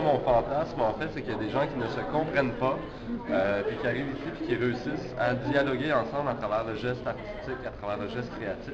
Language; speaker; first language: French; native; French